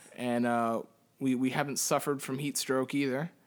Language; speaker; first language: English; early bilingual, heritage; Spanish